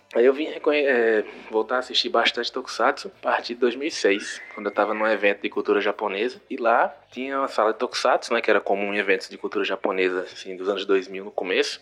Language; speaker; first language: Portuguese; native; Portuguese